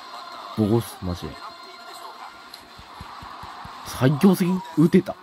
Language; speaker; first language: Japanese; native; Japanese